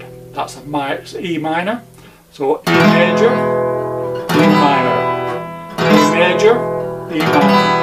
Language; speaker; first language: English; native; English